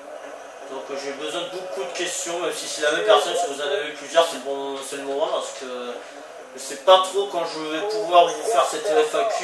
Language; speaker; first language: French; native; French